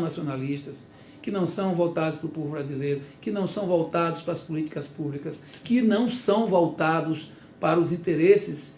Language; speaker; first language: Portuguese; native; Portuguese